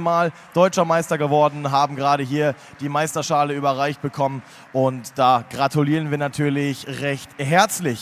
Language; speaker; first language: German; native; German